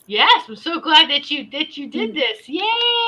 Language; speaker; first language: English; native; English